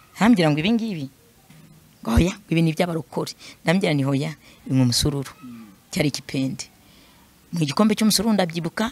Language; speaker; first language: Kinyarwanda; non-native, fluent; Swahili